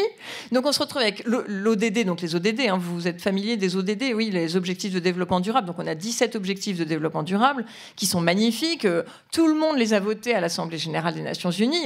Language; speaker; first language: French; native; French